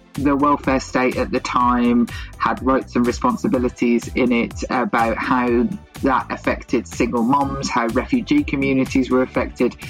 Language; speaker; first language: English; native; English